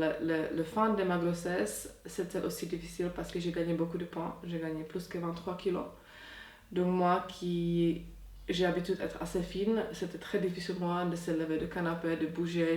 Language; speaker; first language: French; non-native, fluent; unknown